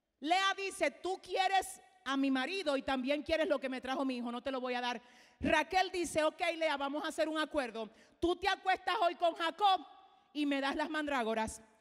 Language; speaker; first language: Spanish; native; Spanish